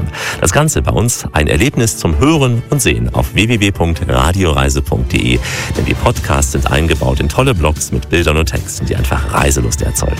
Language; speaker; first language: German; native; German